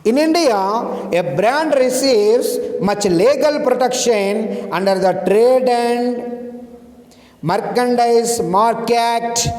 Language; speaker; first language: English; non-native, local second language; Telugu